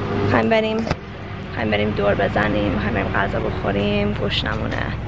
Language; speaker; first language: Persian; early bilingual, heritage; Persian